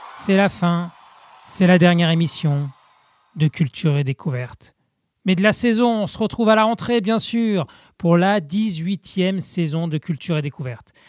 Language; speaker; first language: French; native; French